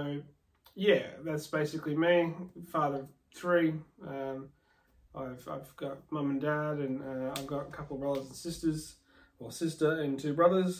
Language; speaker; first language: English; native; English